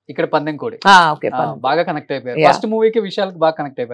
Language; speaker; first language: Telugu; native; Telugu